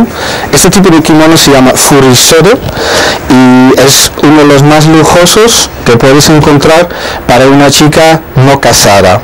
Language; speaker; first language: Spanish; non-native, fluent; Dutch